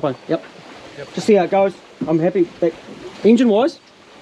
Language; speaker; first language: English; native; English